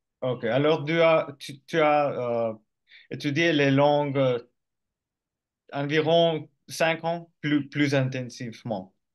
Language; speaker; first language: French; non-native, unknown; Finnish